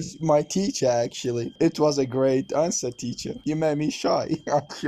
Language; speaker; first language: English; non-native, learner; Arabic